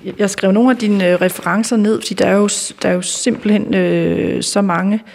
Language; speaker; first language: Danish; native; Danish